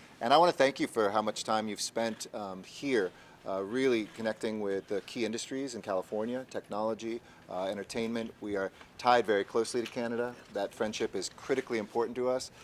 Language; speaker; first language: English; native; English